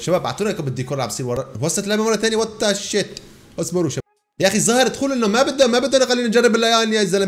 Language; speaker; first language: Arabic; native; Arabic